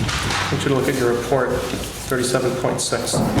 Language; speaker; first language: English; native; English